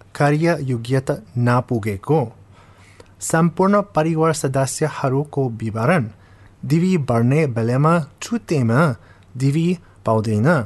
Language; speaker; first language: Nepali; non-native, fluent; English